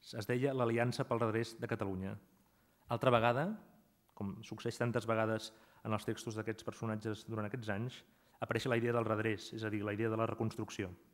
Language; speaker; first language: Catalan; native; Catalan